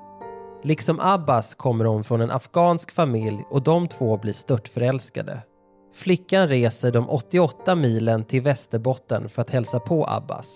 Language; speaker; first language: Swedish; native; Swedish